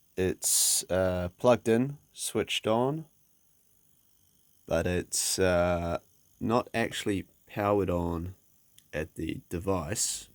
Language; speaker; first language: English; native; English